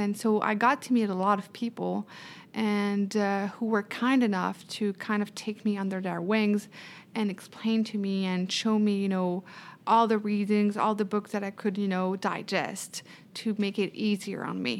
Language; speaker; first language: English; non-native, fluent; French